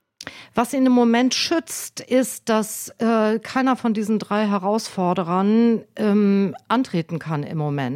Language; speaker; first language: German; native; German